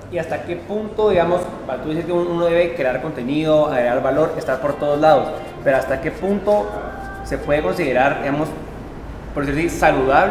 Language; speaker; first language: Spanish; native; Spanish